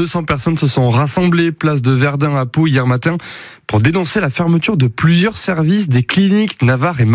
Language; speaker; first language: French; native; French